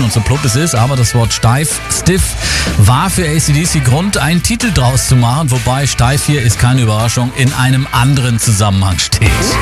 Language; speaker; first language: German; native; German